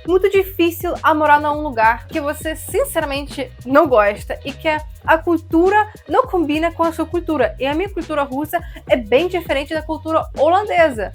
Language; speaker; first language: Portuguese; non-native, fluent; Russian